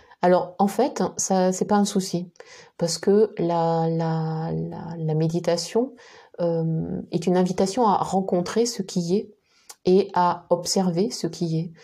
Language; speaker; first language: French; native; French